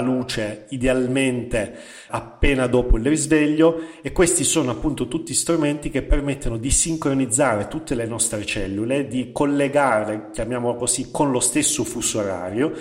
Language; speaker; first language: Italian; native; Italian